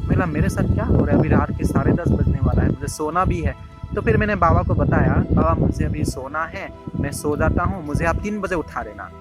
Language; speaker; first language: Hindi; non-native, local second language; Assamese